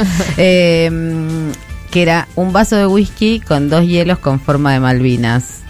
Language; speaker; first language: Spanish; native; Spanish